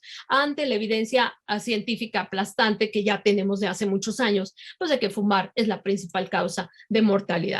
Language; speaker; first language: Spanish; native; Spanish